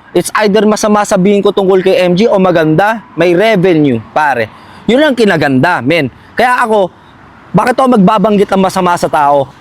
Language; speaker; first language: Filipino; native; Filipino